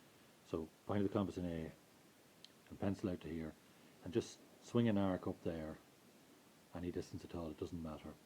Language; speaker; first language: English; native; English